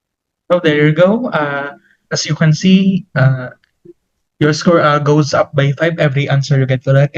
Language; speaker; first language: English; non-native, local second language; Filipino